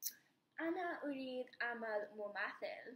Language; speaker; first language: Arabic; non-native, learner; English